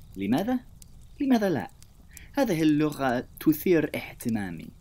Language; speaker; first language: Arabic; non-native, fluent; English